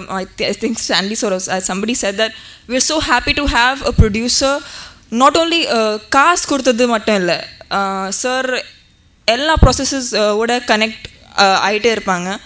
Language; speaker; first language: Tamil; non-native, fluent; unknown